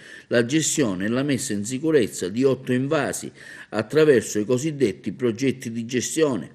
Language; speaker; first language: Italian; native; Italian